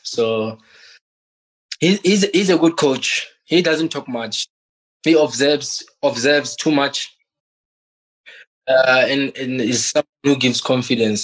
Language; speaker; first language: English; non-native, local second language; Southern Sotho